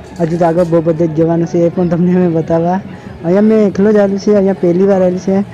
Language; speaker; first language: Gujarati; non-native, local second language; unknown